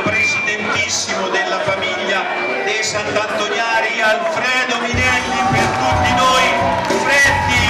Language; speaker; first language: Italian; native; Italian